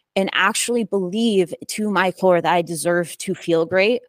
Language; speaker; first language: English; native; English